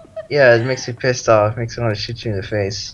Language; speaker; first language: English; native; English